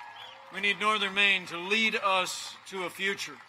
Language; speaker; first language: English; native; English